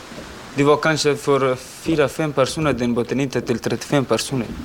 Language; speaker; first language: Swedish; non-native, learner; Pashto